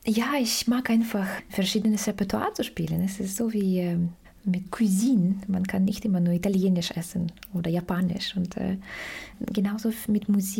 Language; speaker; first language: German; non-native, fluent; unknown